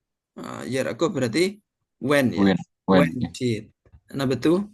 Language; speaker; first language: English; non-native, fluent; Indonesian